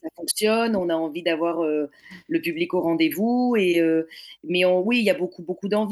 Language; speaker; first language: French; native; French